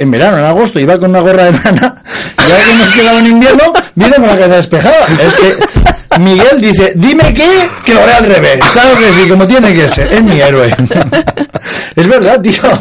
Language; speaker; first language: Spanish; non-native, local second language; Catalan